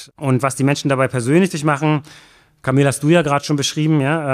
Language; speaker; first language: German; native; German